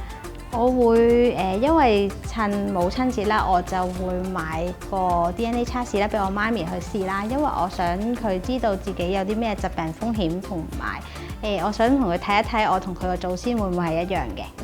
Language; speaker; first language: Cantonese; native; Cantonese